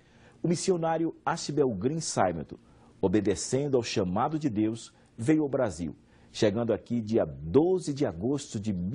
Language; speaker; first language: Portuguese; native; Portuguese